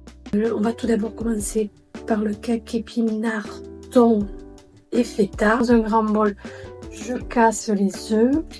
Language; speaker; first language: French; native; French